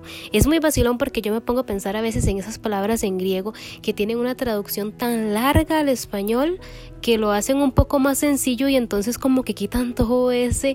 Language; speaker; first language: Spanish; native; Spanish